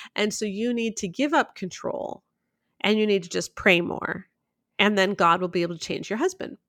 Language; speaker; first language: English; native; English